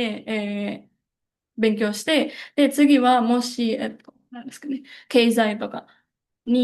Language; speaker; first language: Japanese; non-native, fluent; Indonesian